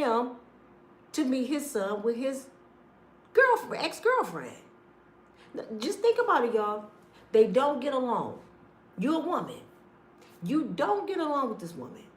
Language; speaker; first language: English; native; English